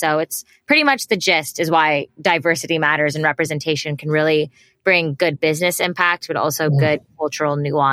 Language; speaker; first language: English; native; English